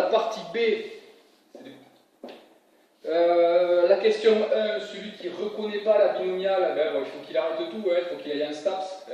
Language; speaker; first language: French; native; French